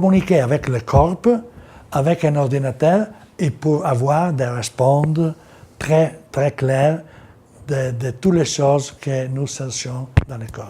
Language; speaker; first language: French; non-native, learner; Italian